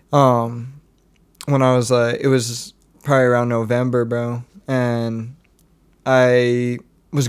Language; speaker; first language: English; native; English